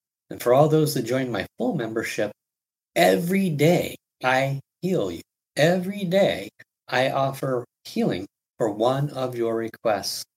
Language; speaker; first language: English; native; English